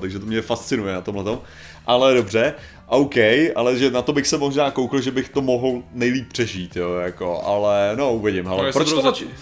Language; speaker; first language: Czech; native; Czech